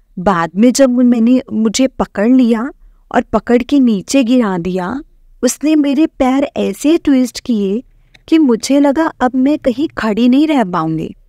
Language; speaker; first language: Hindi; non-native, local second language; Marathi